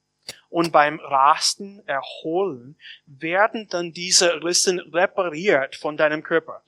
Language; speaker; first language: German; non-native, fluent; English